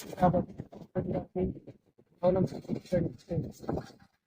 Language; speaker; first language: Telugu; native; Telugu